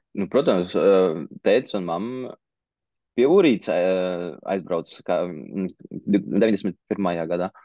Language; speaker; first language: Latvian; early bilingual, heritage; Latvian